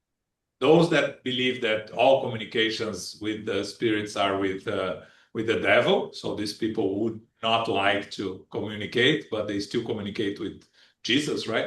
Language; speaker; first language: English; non-native, fluent; Portuguese